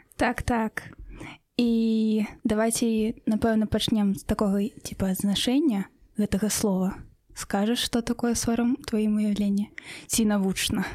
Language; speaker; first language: Belarusian; non-native, local second language; Russian